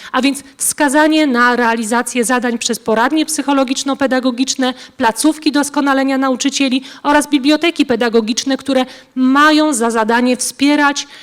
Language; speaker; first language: Polish; native; Polish